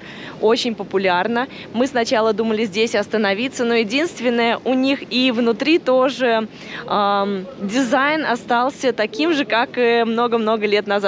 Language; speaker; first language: Russian; native; Russian